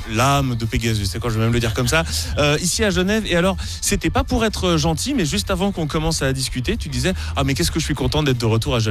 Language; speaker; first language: French; native; French